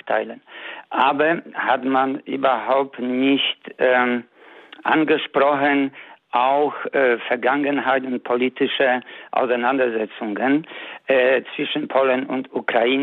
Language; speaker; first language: German; non-native, fluent; Polish